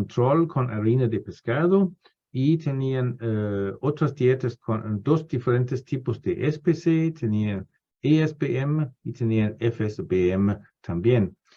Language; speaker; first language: Spanish; non-native, fluent; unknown